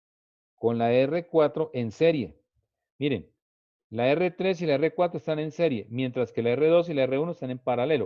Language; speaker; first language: Spanish; native; Spanish